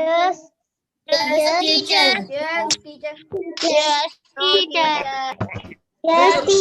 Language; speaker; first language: English; non-native, learner; Sinhala